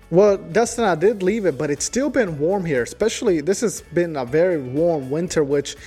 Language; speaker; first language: English; non-native, fluent; Spanish